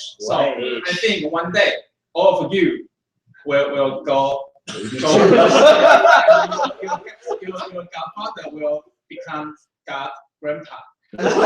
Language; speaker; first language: English; non-native, fluent; Chinese